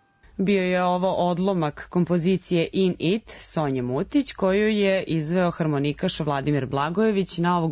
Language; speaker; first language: Serbian; native; Serbian